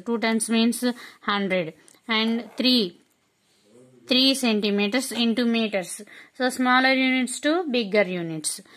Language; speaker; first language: English; non-native, local second language; Telugu